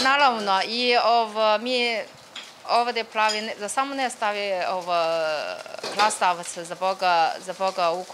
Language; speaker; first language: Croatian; non-native, learner; Chinese